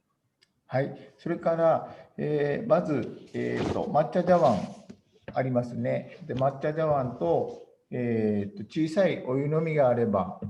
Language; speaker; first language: Japanese; native; Japanese